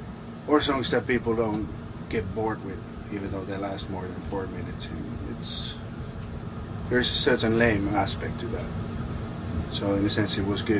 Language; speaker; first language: English; non-native, fluent; Finnish